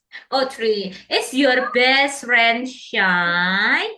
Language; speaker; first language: English; non-native, learner; Indonesian